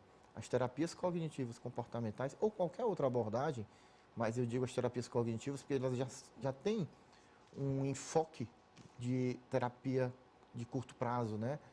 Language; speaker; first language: Portuguese; native; Portuguese